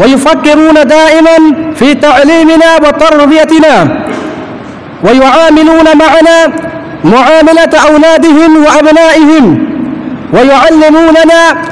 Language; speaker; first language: Arabic; non-native, fluent; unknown